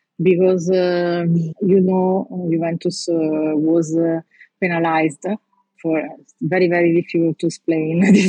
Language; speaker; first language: English; non-native, learner; Italian